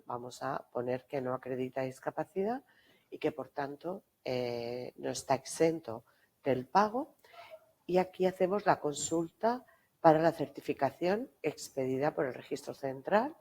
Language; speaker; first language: Spanish; native; Spanish